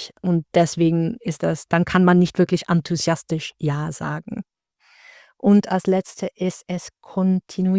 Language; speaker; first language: German; non-native, learner; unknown